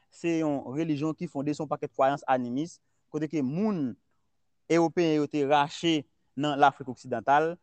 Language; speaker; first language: Haitian Creole; native; Haitian Creole